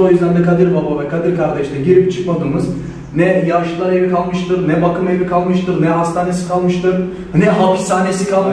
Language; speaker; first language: Turkish; native; Turkish